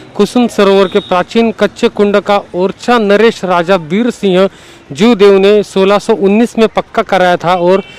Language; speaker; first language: Hindi; non-native, local second language; Marathi